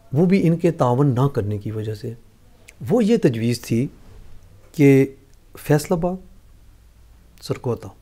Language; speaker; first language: Urdu; non-native, local second language; Punjabi